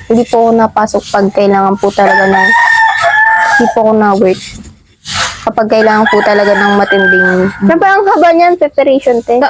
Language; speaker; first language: Filipino; native; Filipino